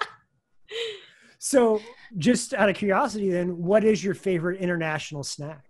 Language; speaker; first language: English; native; English